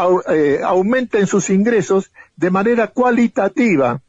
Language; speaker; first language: Spanish; native; Spanish